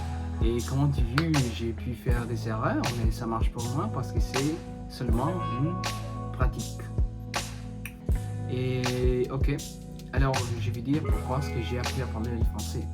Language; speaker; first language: French; non-native, learner; Spanish